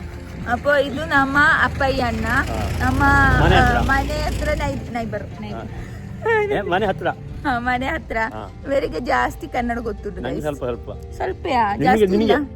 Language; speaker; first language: Kannada; non-native, local second language; Malayalam